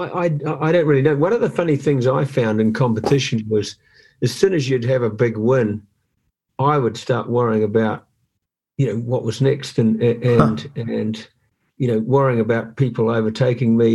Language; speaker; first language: English; native; English